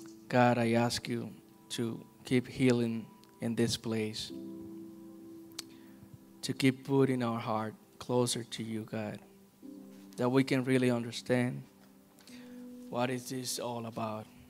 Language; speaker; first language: English; non-native, fluent; Spanish